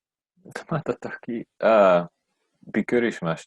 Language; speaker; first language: Japanese; non-native, learner; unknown